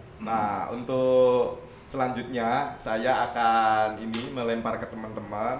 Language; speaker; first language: Indonesian; non-native, local second language; Javanese